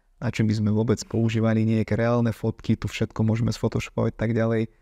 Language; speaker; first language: Slovak; non-native, fluent; Ukrainian